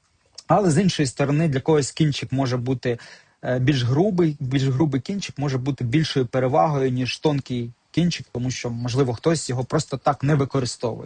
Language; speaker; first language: Ukrainian; native; Ukrainian